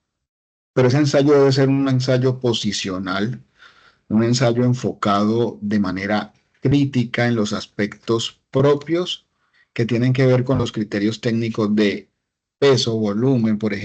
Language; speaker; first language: Spanish; native; Spanish